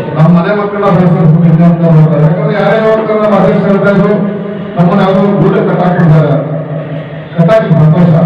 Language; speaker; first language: Kannada; non-native, local second language; Marathi